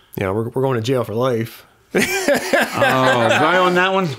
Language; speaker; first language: English; native; English